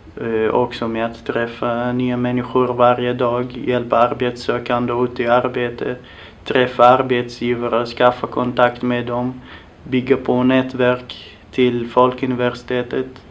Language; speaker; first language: Swedish; non-native, fluent; Arabic